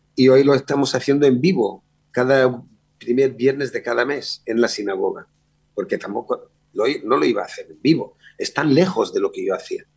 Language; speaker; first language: Spanish; early bilingual, other home language; Hebrew